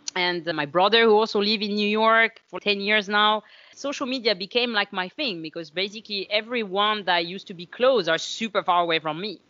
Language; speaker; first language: English; non-native, fluent; French